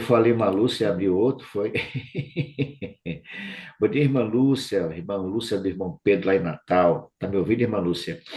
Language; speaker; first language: Portuguese; native; Portuguese